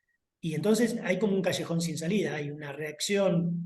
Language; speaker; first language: Spanish; native; Spanish